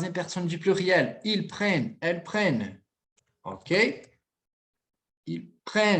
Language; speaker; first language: French; non-native, fluent; Portuguese